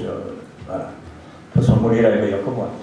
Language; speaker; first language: French; non-native, local second language; Arabic